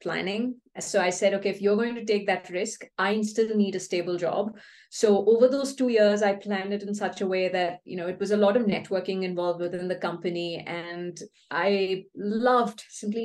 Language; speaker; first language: English; non-native, local second language; Kannada